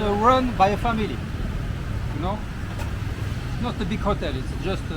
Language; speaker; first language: English; non-native, learner; French